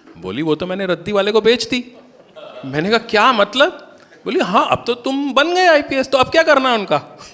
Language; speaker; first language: Hindi; native; Hindi